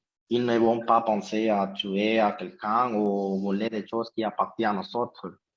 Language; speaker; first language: French; non-native, learner; Spanish